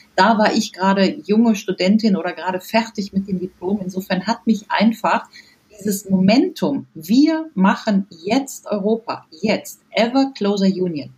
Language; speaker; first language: German; native; German